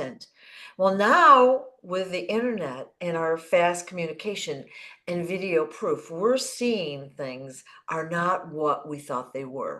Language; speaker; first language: English; native; English